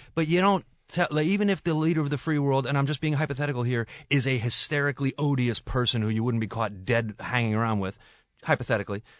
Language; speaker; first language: English; native; English